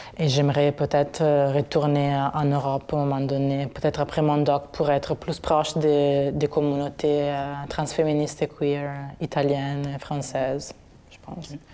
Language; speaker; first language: French; non-native, fluent; Italian